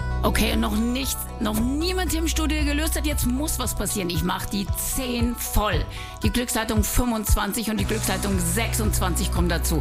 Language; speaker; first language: German; native; German